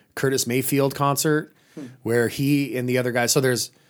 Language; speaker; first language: English; native; English